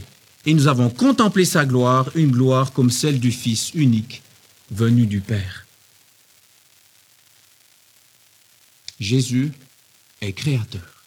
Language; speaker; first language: French; native; French